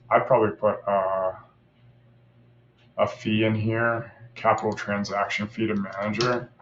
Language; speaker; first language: English; native; English